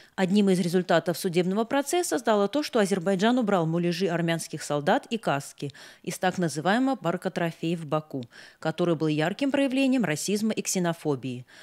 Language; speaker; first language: Russian; non-native, local second language; Armenian